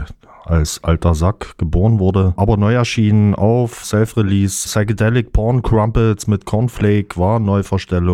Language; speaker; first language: German; native; German